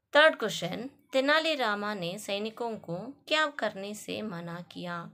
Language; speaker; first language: Hindi; non-native, local second language; Kannada